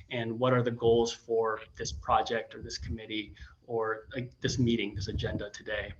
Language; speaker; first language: English; native; English